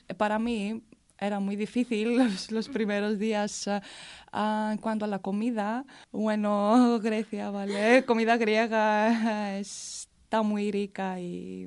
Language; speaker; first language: Spanish; non-native, fluent; Greek